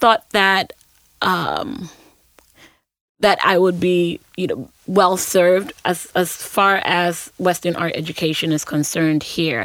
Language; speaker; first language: English; non-native, local second language; Akan